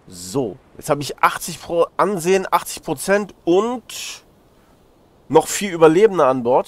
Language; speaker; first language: German; native; German